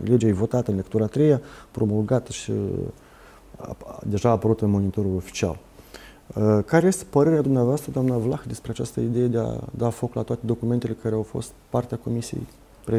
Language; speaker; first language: Romanian; native; Romanian